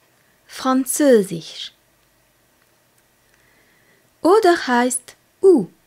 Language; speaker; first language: German; non-native, fluent; French